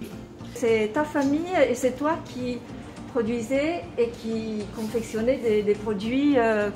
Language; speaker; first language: French; non-native, fluent; Italian